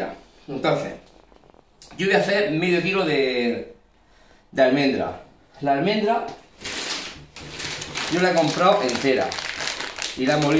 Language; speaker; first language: Spanish; native; Spanish